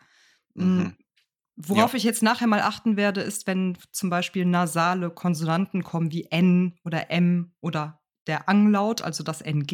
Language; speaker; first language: German; native; German